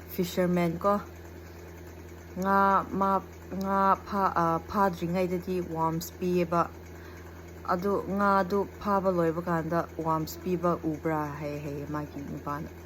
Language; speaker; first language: Manipuri; non-native, local second language; Rongmei Naga